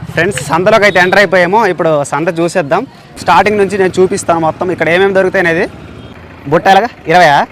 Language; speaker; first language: Telugu; native; Telugu